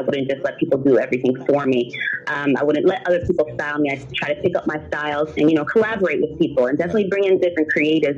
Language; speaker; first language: English; early bilingual, other home language; German